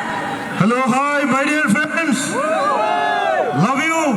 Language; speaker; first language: Hindi; non-native, local second language; Malayalam